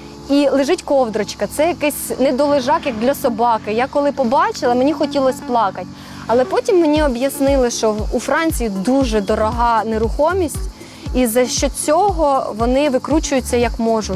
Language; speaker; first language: Ukrainian; non-native, local second language; Russian